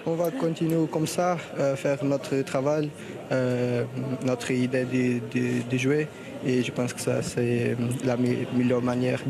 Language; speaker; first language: French; non-native, learner; Portuguese